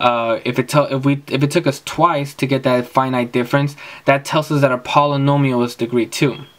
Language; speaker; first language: English; native; English